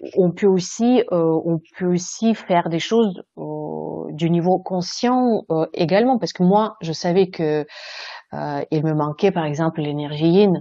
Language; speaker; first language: French; non-native, fluent; Russian